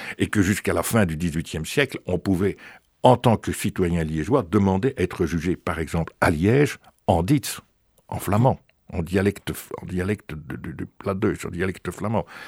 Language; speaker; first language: French; native; French